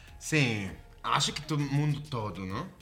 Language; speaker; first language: Portuguese; non-native, fluent; Spanish